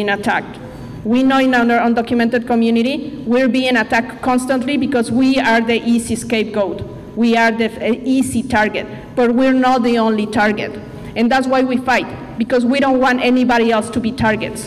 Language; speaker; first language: English; non-native, fluent; Spanish